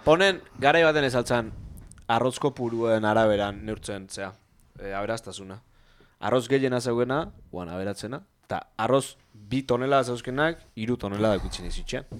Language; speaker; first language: Basque; native; Basque